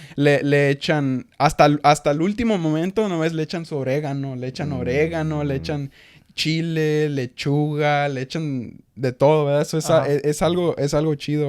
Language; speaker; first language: Spanish; early bilingual, heritage; Spanish